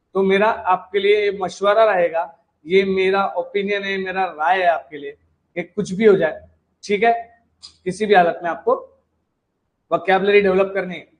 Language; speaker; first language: Hindi; non-native, local second language; Marathi